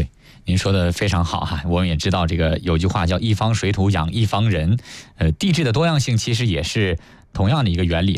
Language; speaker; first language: Chinese; native; Chinese